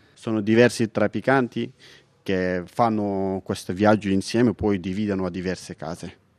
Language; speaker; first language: Italian; non-native, fluent; Pashto